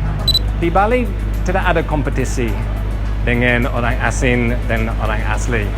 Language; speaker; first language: Indonesian; non-native, learner; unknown